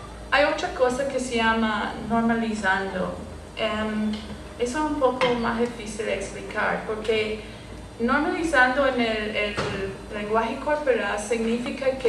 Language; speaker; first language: Spanish; non-native, fluent; English